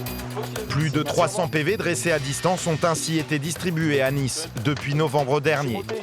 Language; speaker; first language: French; native; French